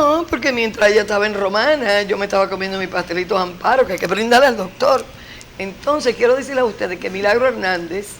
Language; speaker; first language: Spanish; native; Spanish